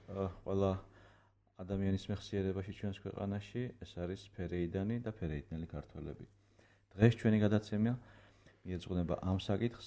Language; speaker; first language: Georgian; native; Georgian